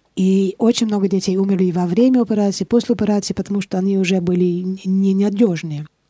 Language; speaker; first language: Russian; non-native, fluent; Dutch